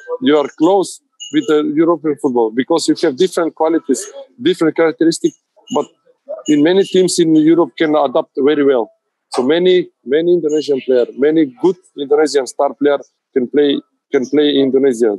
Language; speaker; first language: English; non-native, fluent; Macedonian